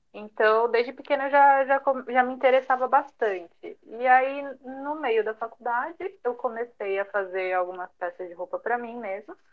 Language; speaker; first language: Portuguese; early bilingual, other home language; Japanese